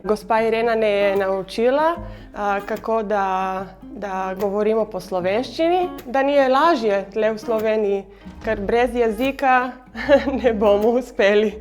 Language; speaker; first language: Slovenian; non-native, learner; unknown